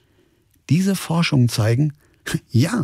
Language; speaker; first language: German; native; German